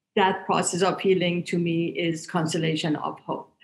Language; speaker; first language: English; non-native, fluent; Persian